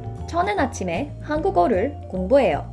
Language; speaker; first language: Korean; non-native, fluent; English